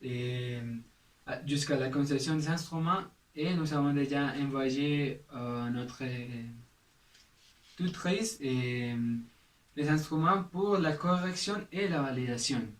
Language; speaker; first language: French; non-native, learner; Spanish